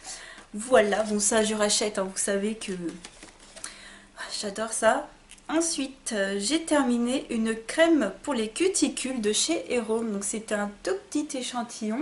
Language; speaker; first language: French; native; French